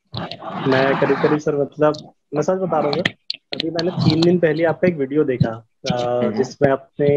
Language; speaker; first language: Hindi; native; Hindi